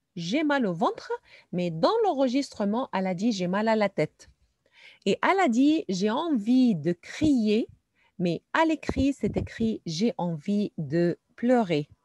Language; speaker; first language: French; non-native, fluent; Arabic